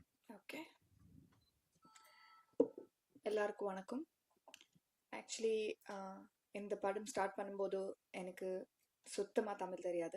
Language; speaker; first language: Tamil; non-native, learner; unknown